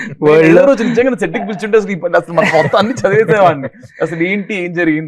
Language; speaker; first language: Telugu; native; Telugu